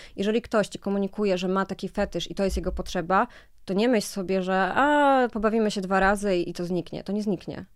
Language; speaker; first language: Polish; native; Polish